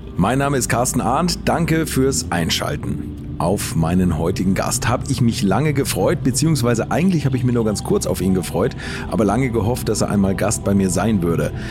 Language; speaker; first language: German; native; German